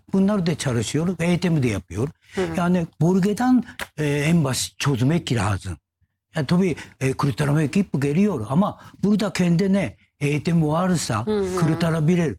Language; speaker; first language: Turkish; non-native, learner; Japanese